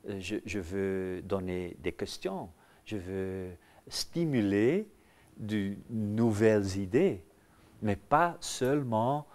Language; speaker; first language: French; non-native, local second language; Dutch